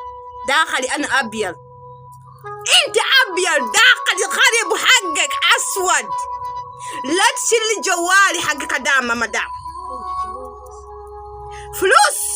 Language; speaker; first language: Arabic; non-native, learner; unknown